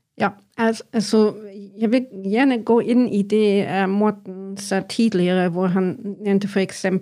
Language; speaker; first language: Norwegian; non-native, fluent; German